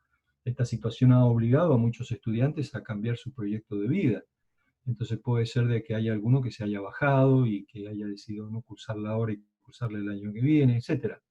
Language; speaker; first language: Spanish; native; Spanish